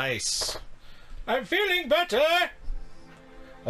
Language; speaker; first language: English; native; English